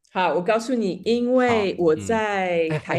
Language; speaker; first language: Chinese; non-native, fluent; French